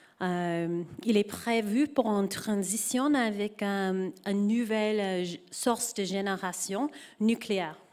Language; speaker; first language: French; non-native, learner; English